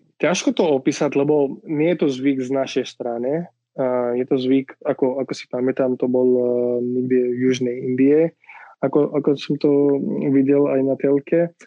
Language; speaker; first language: Slovak; non-native, fluent; Marathi